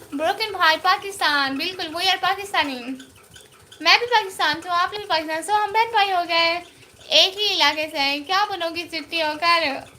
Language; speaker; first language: Urdu; non-native, local second language; Saraiki